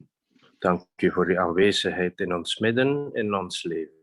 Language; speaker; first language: Dutch; non-native, fluent; Indonesian